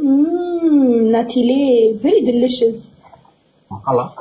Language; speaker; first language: English; non-native, learner; Arabic